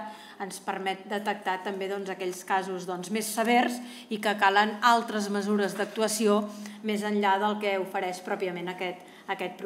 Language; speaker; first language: Catalan; native; Catalan